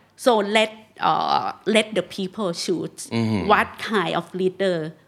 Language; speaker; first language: English; non-native, fluent; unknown